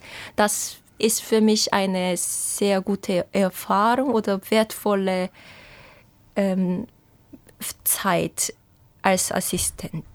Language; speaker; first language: German; non-native, fluent; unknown